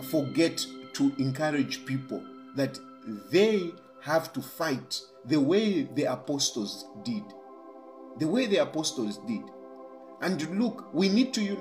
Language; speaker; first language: English; non-native, local second language; Bemba